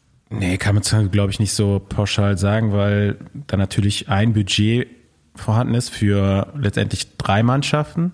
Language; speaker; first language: German; native; German